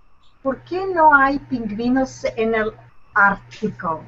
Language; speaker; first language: Spanish; non-native, learner; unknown